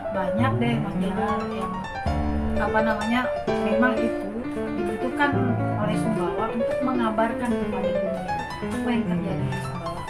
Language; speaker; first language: Indonesian; native; Indonesian